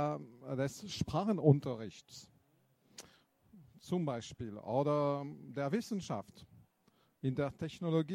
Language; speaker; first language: German; non-native, fluent; French